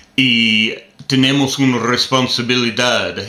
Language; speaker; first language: Spanish; non-native, learner; English